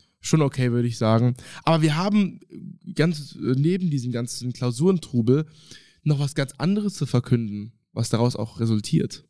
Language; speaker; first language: German; native; German